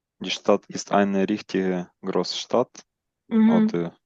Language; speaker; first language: German; non-native, learner; Ukrainian